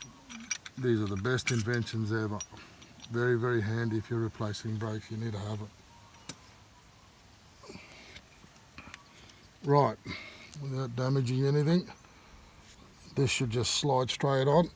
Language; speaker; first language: English; native; English